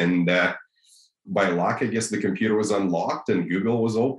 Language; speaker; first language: English; non-native, fluent; Russian